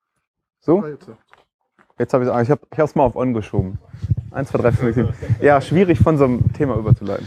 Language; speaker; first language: German; native; German